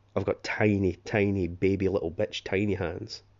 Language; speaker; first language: English; native; English